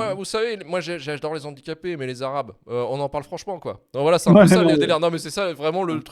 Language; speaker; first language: French; native; French